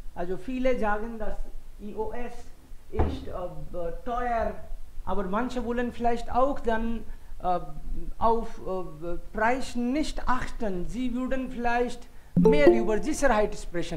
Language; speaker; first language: German; non-native, fluent; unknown